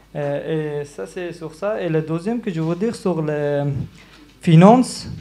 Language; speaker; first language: French; non-native, learner; Persian